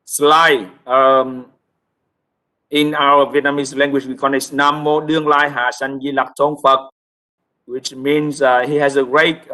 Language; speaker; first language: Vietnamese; native; Vietnamese